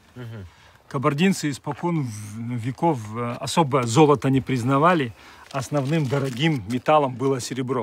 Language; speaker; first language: Russian; native; Russian